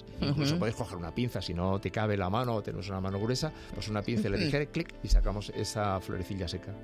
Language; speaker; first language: Spanish; native; Spanish